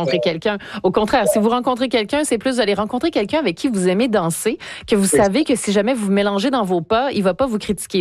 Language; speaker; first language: French; native; French